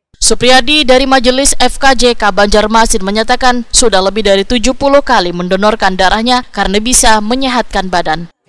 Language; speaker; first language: Indonesian; non-native, local second language; Banjar